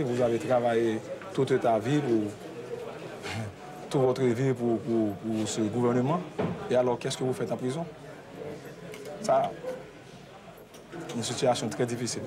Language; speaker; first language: French; non-native, local second language; Haitian Creole